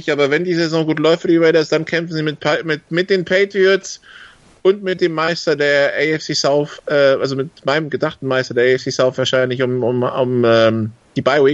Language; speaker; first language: German; native; German